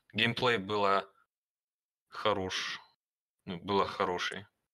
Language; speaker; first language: Russian; non-native, learner; English